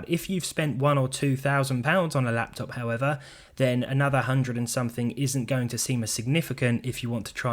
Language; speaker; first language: English; native; English